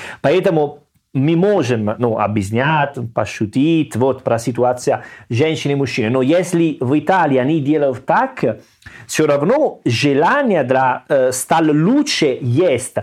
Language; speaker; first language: Russian; non-native, learner; Italian